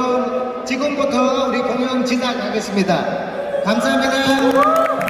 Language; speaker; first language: Korean; non-native, fluent; Bangla